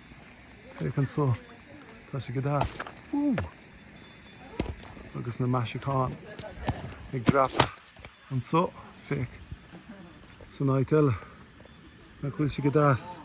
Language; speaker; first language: Irish; non-native, learner; English